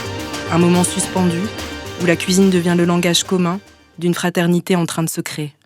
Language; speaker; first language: French; native; French